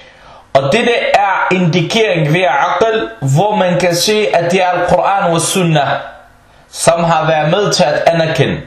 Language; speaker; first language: Danish; early bilingual, other home language; Arabic